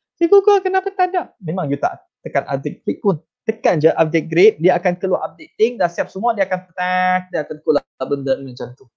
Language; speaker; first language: Malay; non-native, local second language; Chinese